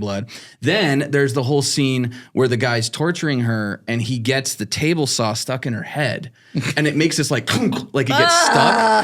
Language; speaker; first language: English; native; English